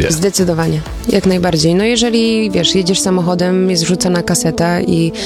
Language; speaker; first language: Polish; early bilingual, heritage; Polish